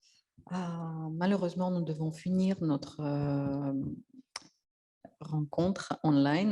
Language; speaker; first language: French; non-native, fluent; Russian